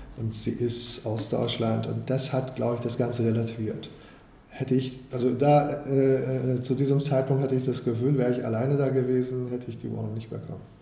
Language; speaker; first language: German; non-native, fluent; Kurdish